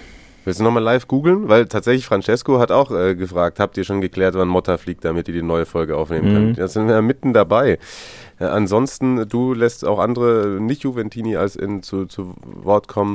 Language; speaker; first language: German; native; German